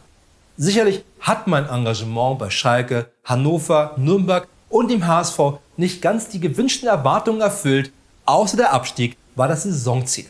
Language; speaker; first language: German; native; German